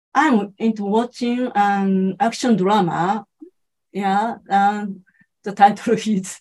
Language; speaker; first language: English; non-native, learner; Japanese